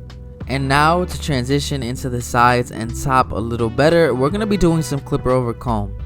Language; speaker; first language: English; native; English